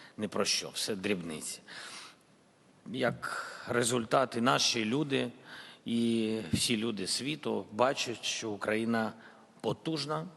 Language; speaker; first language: Ukrainian; non-native, local second language; Russian